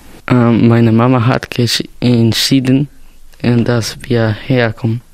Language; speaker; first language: German; non-native, learner; Spanish